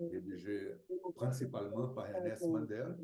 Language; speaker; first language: French; non-native, fluent; Portuguese